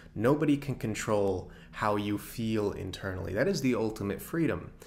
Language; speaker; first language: English; native; English